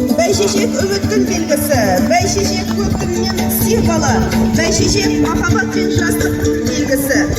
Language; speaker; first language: Kazakh; non-native, local second language; Russian